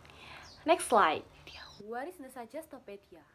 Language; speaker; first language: English; non-native, learner; Indonesian